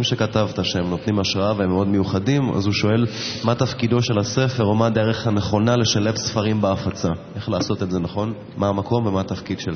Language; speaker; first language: Hebrew; native; Hebrew